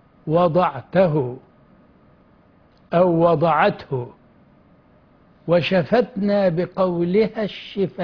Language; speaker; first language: Arabic; native; Arabic